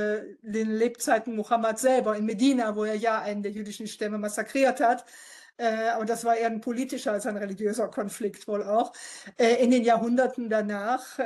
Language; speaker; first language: German; native; German